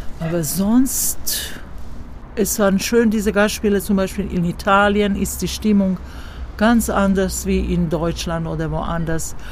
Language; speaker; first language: German; non-native, fluent; Croatian